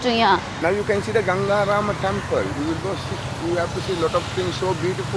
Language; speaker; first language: English; non-native, learner; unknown